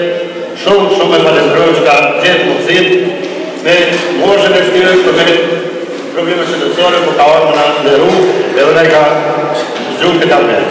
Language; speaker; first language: Albanian; native; Albanian